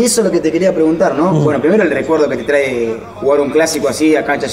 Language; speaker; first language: Spanish; native; Spanish